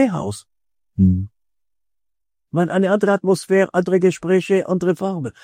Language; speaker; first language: German; non-native, fluent; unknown